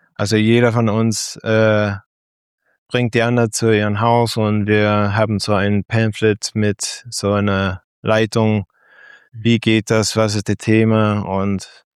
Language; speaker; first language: German; non-native, learner; English